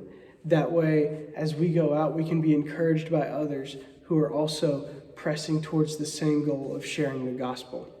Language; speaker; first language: English; native; English